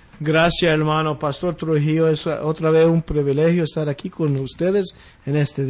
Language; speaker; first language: Spanish; early bilingual, heritage; Spanish